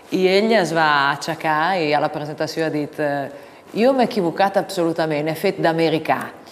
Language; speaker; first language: Catalan; non-native, fluent; Italian